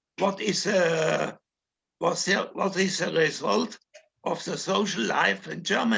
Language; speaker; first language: English; non-native, learner; German